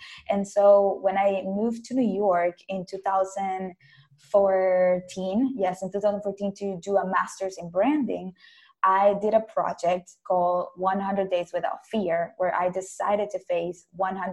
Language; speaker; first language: English; non-native, fluent; Spanish